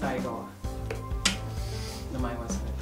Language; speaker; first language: Japanese; non-native, fluent; English